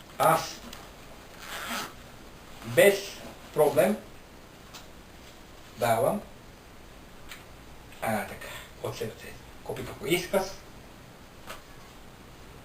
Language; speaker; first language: Bulgarian; non-native, learner; Finnish